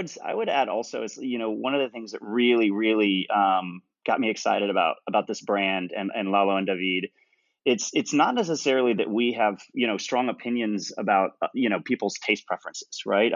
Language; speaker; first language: English; native; English